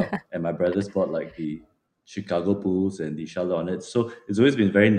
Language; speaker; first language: English; non-native, local second language; Min Nan Chinese